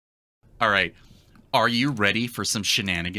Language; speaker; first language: English; native; English